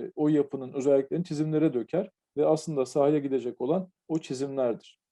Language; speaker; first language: Turkish; native; Turkish